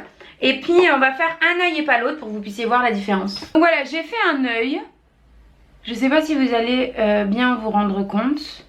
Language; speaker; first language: French; native; French